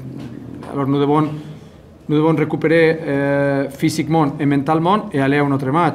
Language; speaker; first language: French; non-native, fluent; Spanish